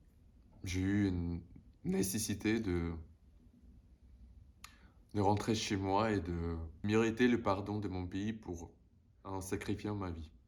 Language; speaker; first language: French; non-native, fluent; Russian